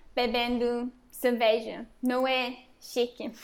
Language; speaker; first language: Portuguese; non-native, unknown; English